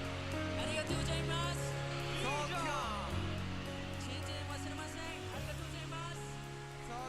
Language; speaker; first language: Japanese; non-native, learner; Korean